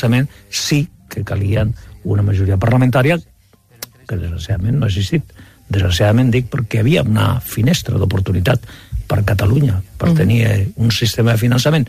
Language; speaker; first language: Catalan; non-native, local second language; Spanish